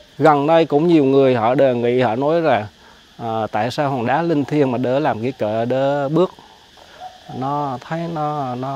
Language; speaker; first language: Vietnamese; native; Vietnamese